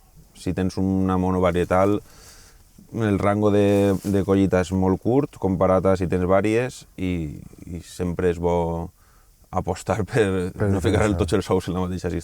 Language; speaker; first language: Catalan; native; Catalan